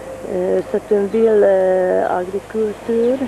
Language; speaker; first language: French; non-native, fluent; Hungarian